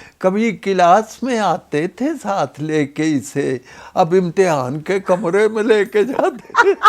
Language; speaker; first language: Urdu; non-native, local second language; Punjabi